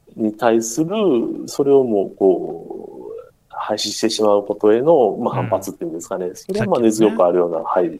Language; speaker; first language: Japanese; native; Japanese